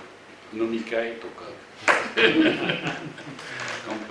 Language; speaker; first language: Japanese; non-native, fluent; French